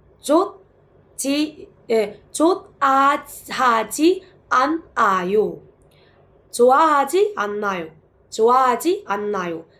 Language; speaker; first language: Korean; non-native, fluent; Burmese